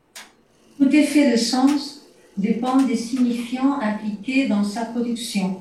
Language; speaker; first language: French; native; French